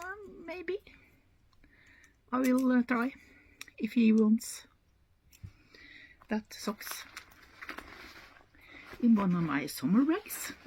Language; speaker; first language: English; non-native, learner; Norwegian